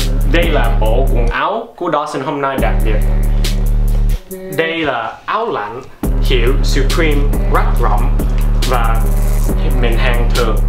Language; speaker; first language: Vietnamese; early bilingual, heritage; Vietnamese